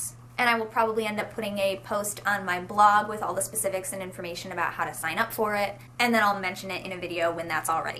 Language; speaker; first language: English; native; English